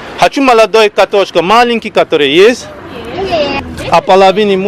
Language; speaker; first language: Russian; non-native, learner; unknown